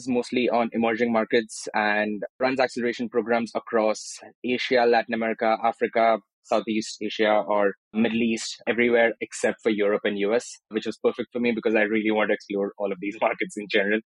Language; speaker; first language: English; non-native, local second language; Telugu